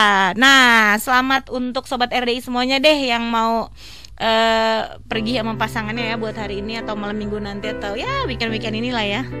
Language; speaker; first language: Indonesian; native; Indonesian